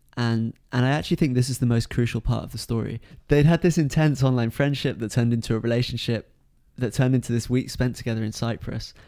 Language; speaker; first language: English; native; English